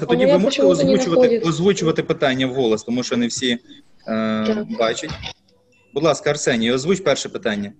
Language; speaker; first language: Ukrainian; native; Ukrainian